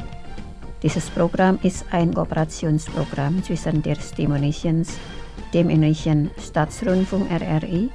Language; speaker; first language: German; non-native, fluent; Indonesian